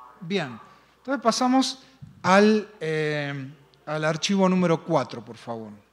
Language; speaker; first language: Spanish; native; Spanish